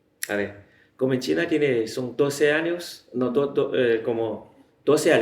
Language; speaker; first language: Spanish; non-native, learner; Chinese